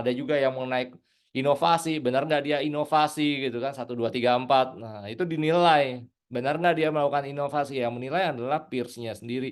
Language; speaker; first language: Indonesian; native; Indonesian